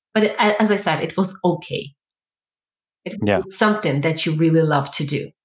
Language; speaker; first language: English; non-native, fluent; Ukrainian